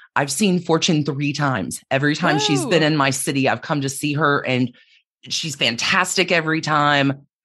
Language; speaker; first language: English; native; English